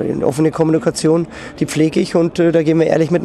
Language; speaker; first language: German; native; German